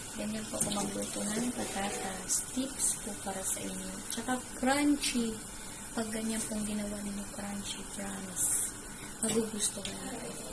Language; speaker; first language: Filipino; non-native, local second language; Waray